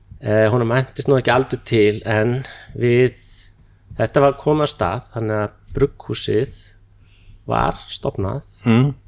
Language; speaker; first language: Icelandic; non-native, fluent; English